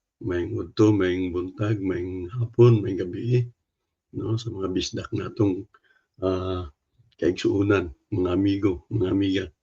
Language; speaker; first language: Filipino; non-native, local second language; Cebuano